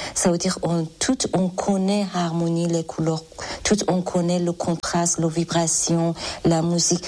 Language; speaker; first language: French; non-native, learner; Persian